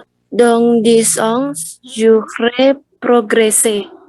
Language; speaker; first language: French; non-native, learner; Indonesian